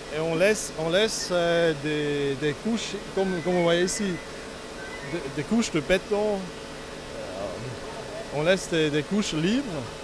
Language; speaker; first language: French; non-native, local second language; Italian